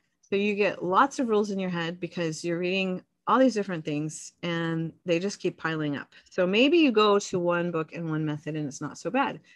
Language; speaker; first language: English; native; English